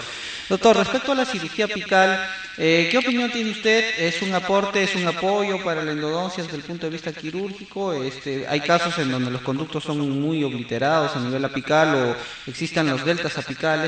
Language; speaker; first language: Spanish; native; Spanish